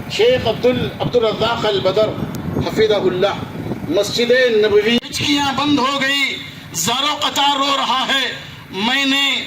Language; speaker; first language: Urdu; native; Urdu